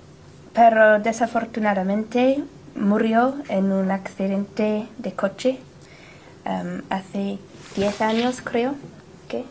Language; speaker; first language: Spanish; non-native, learner; English